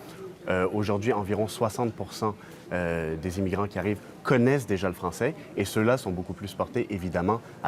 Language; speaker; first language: French; native; French